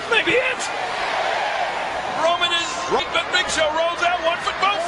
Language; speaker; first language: English; native; English